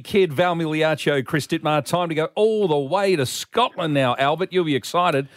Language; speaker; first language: English; native; English